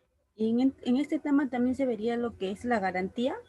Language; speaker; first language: Spanish; native; Spanish